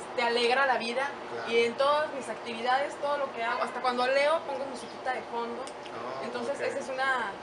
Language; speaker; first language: Spanish; native; Spanish